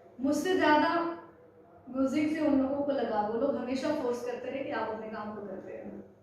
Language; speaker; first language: Hindi; native; Hindi